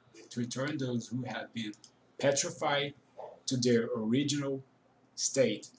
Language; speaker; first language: English; non-native, fluent; Portuguese